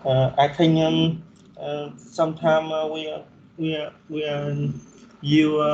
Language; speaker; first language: English; non-native, learner; Vietnamese